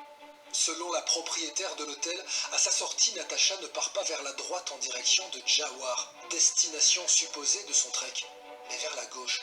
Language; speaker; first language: French; native; French